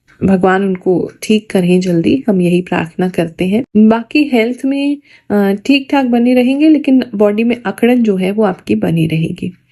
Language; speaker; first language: Hindi; native; Hindi